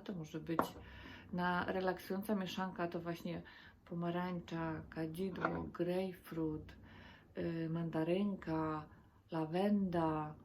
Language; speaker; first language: Polish; native; Polish